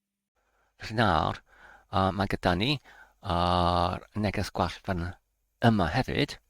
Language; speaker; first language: Welsh; non-native, learner; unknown